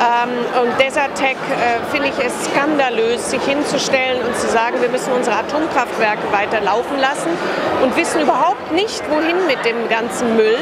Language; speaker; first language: German; native; German